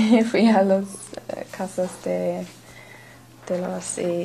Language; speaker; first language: Spanish; non-native, learner; English